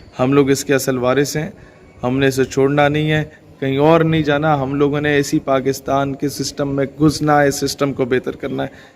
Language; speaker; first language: Urdu; non-native, local second language; Punjabi